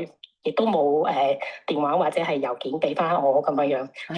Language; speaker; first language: Cantonese; native; Cantonese